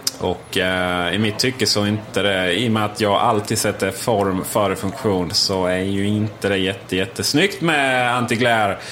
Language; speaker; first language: Swedish; native; Swedish